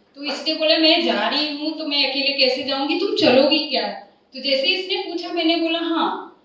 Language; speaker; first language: Hindi; native; Hindi